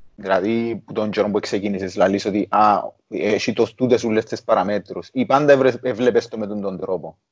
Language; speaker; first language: Greek; native; Greek